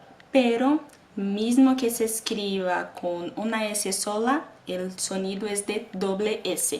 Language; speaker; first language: Spanish; non-native, fluent; Portuguese